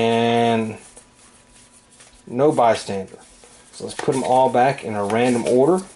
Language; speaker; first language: English; native; English